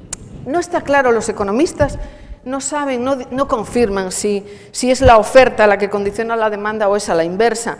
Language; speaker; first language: Spanish; native; Spanish